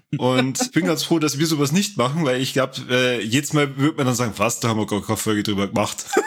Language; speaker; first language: German; native; German